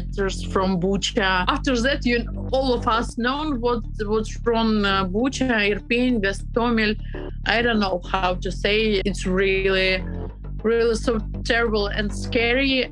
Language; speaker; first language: English; non-native, learner; Ukrainian